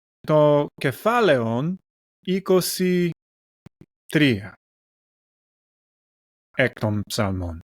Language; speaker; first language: Greek; non-native, learner; English